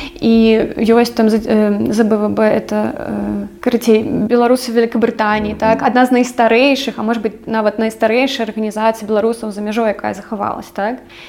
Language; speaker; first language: Belarusian; non-native, local second language; Russian